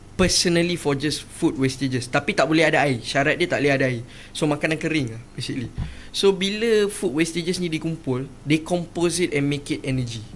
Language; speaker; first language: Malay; native; Malay